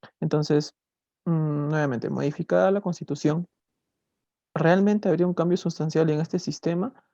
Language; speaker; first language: Spanish; native; Spanish